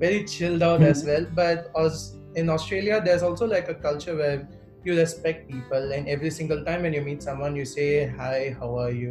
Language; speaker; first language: English; non-native, local second language; Telugu